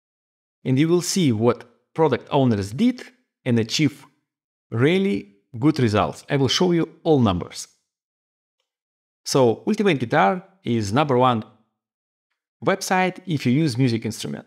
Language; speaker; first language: English; non-native, fluent; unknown